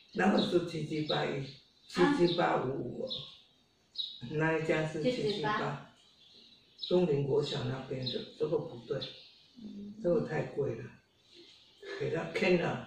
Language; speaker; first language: Chinese; non-native, local second language; Hakka Chinese